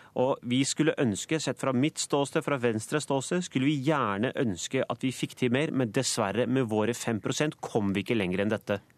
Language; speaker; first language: Norwegian; native; Norwegian